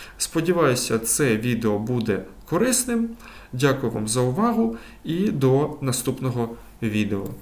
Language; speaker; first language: Ukrainian; native; Ukrainian